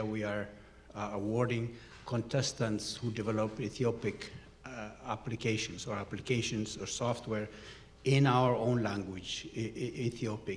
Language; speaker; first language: English; non-native, local second language; Amharic